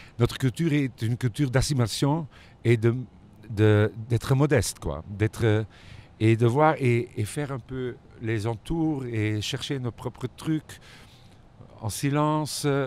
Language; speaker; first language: French; non-native, local second language; Dutch